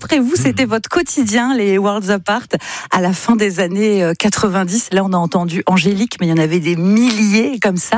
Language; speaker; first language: French; native; French